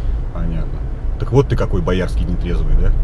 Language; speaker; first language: Russian; native; Russian